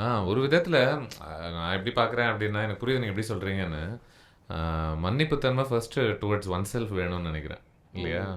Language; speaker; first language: Tamil; native; Tamil